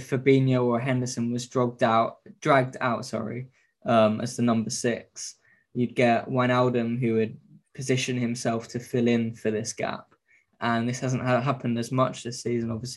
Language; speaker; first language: English; native; English